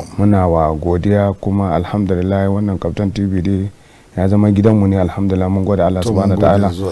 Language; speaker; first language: Hausa; non-native, local second language; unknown